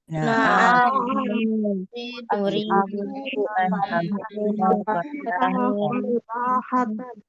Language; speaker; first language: Arabic; non-native, learner; Indonesian